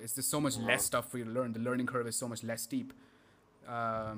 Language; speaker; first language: English; non-native, local second language; Hindi